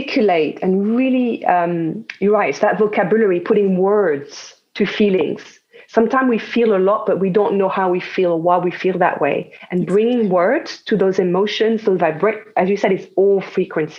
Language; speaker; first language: English; non-native, fluent; French